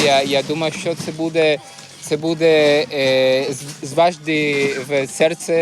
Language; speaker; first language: Ukrainian; non-native, learner; Spanish